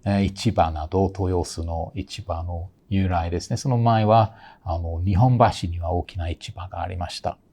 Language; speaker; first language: Japanese; non-native, fluent; English